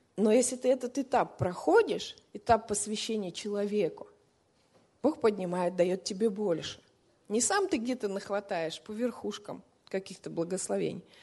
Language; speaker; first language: Russian; native; Russian